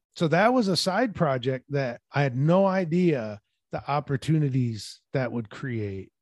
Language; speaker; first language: English; native; English